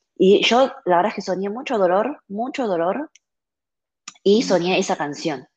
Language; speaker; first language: Spanish; early bilingual, other home language; Chinese